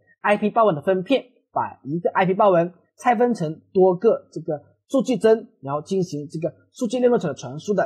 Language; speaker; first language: Chinese; native; Chinese